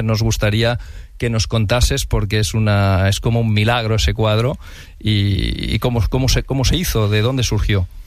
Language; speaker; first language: Spanish; non-native, local second language; Catalan